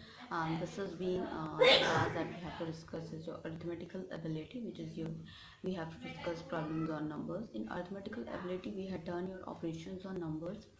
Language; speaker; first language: English; non-native, local second language; Hindi